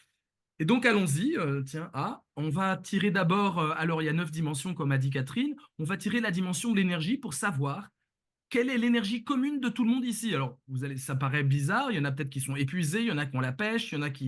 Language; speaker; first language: French; native; French